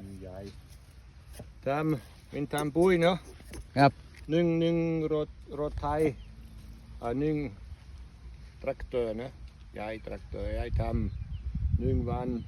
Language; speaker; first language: Thai; non-native, learner; German